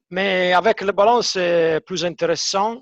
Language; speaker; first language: French; non-native, fluent; Italian